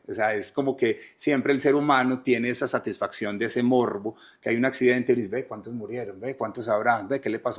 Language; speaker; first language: Spanish; native; Spanish